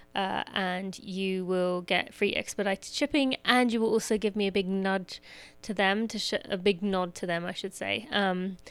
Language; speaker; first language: English; native; English